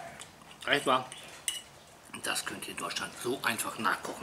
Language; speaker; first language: German; native; German